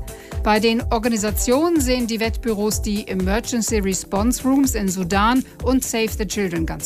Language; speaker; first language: German; native; German